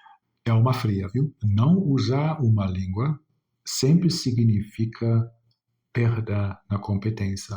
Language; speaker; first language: Portuguese; non-native, fluent; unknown